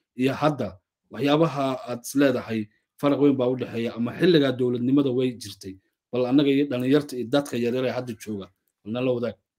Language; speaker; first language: Somali; native; Somali